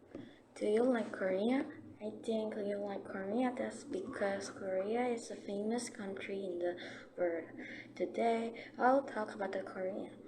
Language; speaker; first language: English; non-native, learner; Korean